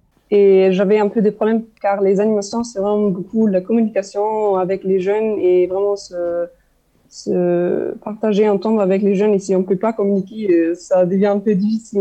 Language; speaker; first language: French; non-native, fluent; German